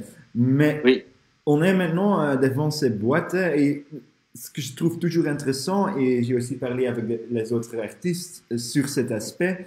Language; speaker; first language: French; non-native, fluent; Dutch